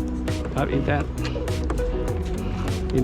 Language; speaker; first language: Swedish; non-native, fluent; Vietnamese